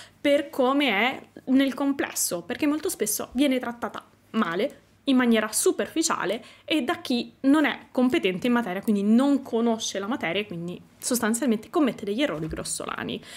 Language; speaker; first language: Italian; native; Italian